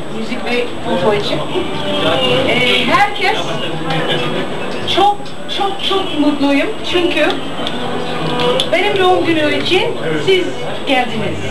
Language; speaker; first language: Turkish; non-native, learner; English